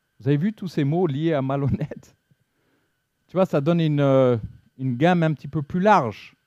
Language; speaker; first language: French; non-native, fluent; English